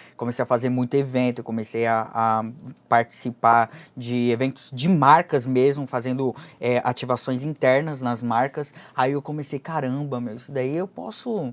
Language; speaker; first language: Portuguese; early bilingual, other home language; Japanese